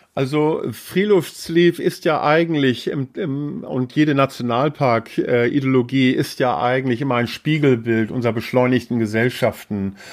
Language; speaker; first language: German; native; German